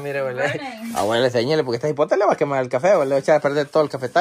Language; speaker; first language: Spanish; native; Spanish